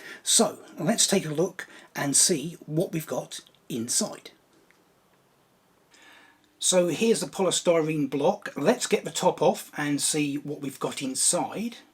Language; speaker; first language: English; native; English